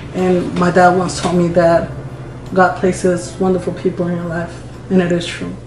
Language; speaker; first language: English; non-native, fluent; Spanish